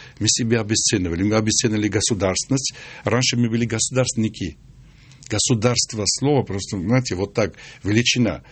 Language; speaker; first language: Russian; non-native, local second language; Armenian